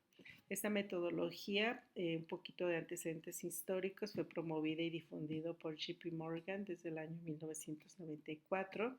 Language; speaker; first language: Spanish; native; Spanish